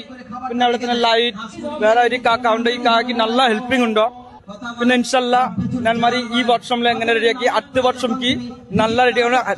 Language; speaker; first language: Malayalam; non-native, learner; Bangla